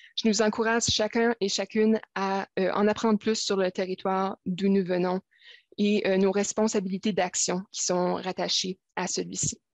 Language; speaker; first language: French; native; French